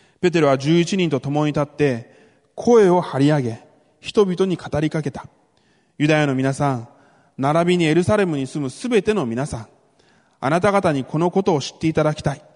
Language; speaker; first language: Japanese; early bilingual, other home language; Korean